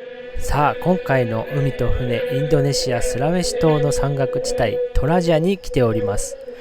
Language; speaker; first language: Japanese; native; Japanese